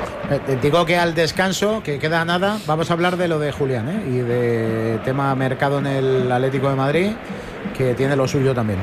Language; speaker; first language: Spanish; native; Spanish